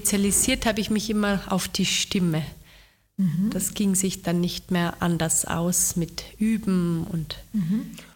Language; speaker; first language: German; native; German